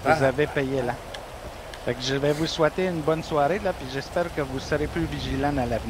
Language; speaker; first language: French; native; French